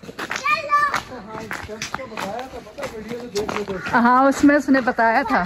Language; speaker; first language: Urdu; native; Urdu